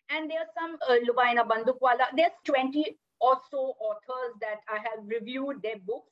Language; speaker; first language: English; non-native, local second language; Gujarati